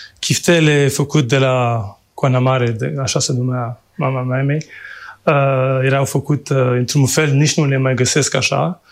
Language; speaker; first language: Romanian; non-native, fluent; French